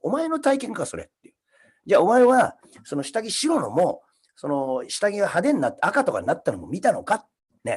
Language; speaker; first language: Japanese; native; Japanese